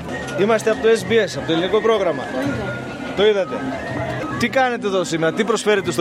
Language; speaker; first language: Greek; native; Greek